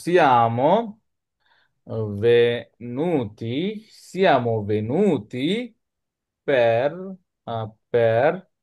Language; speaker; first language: Italian; non-native, learner; Bangla